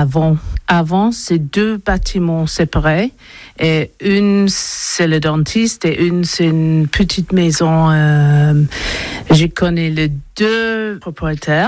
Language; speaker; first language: French; non-native, learner; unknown